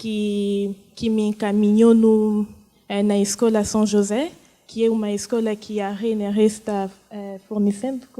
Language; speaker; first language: Portuguese; non-native, fluent; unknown